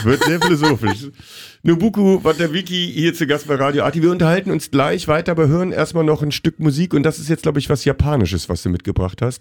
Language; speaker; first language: German; native; German